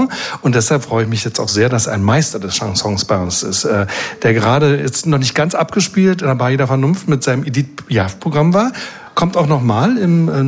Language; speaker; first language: German; native; German